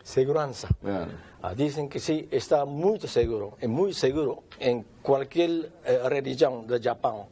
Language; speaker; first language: Portuguese; non-native, learner; Japanese